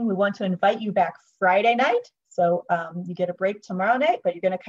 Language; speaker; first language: English; native; English